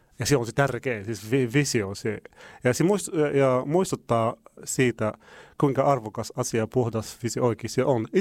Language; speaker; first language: Finnish; non-native, fluent; Arabic